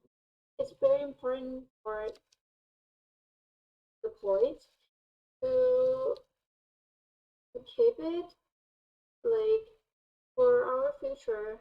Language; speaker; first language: English; non-native, fluent; Thai